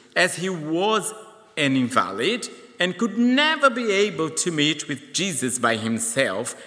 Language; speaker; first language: English; non-native, fluent; Portuguese